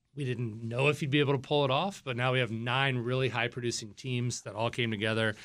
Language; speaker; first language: English; native; English